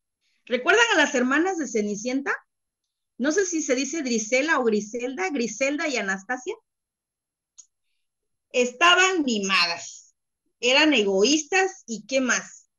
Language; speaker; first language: Spanish; native; Spanish